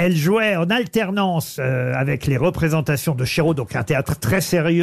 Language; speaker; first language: French; native; French